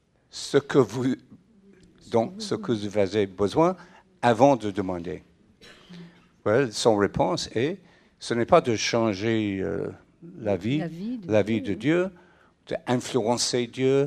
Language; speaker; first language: French; non-native, fluent; English